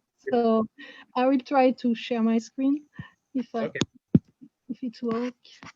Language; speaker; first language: English; non-native, fluent; French